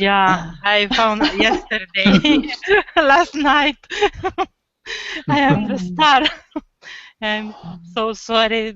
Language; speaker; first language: English; non-native, learner; Romanian